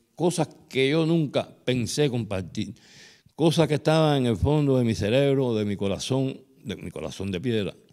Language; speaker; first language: Spanish; native; Spanish